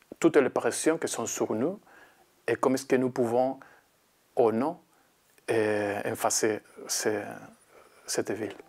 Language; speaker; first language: French; non-native, learner; Spanish